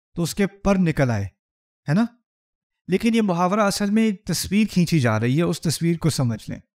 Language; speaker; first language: Urdu; native; Urdu